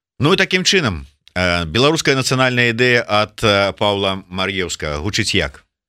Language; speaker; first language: Belarusian; native; Belarusian